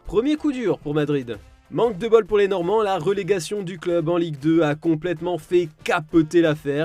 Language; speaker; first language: French; native; French